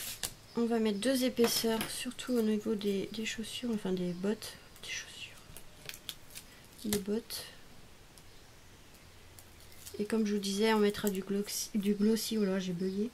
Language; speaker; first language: French; native; French